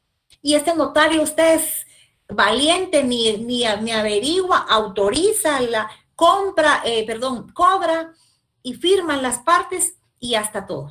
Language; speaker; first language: Spanish; native; Spanish